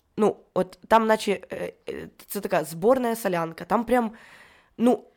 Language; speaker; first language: Ukrainian; native; Ukrainian